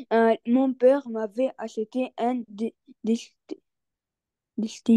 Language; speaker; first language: French; non-native, learner; Arabic